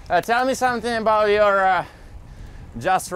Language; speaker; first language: English; non-native, fluent; Slovak